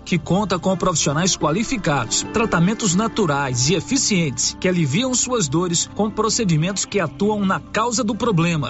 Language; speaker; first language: Portuguese; native; Portuguese